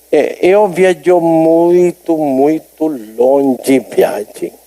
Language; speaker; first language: Portuguese; non-native, learner; Filipino